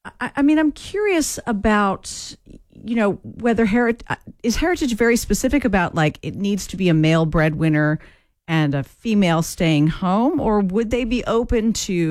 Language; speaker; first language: English; native; English